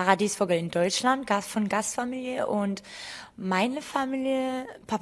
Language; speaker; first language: German; non-native, fluent; Georgian